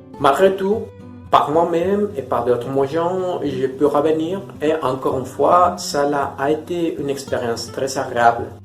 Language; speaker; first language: French; non-native, fluent; Spanish